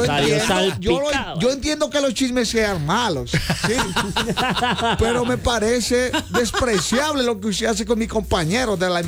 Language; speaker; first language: Spanish; native; Spanish